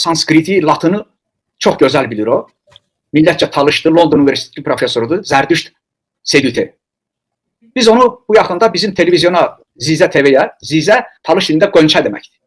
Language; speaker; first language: Azerbaijani; non-native, local second language; Talysh